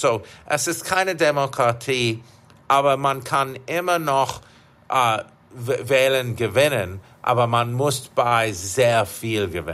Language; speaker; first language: German; non-native, fluent; English